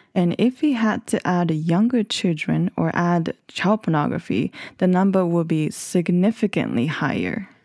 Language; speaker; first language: English; non-native, fluent; Japanese